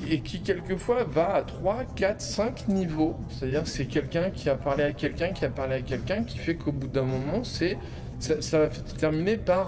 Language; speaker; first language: French; native; French